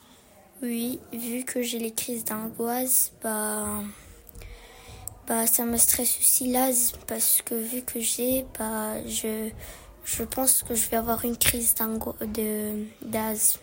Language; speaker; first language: French; early bilingual, other home language; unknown